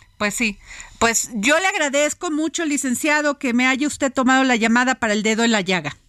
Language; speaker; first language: Spanish; native; Spanish